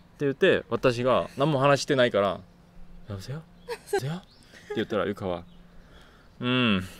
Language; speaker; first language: Japanese; non-native, fluent; Korean